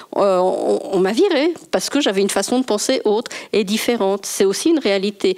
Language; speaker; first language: French; native; French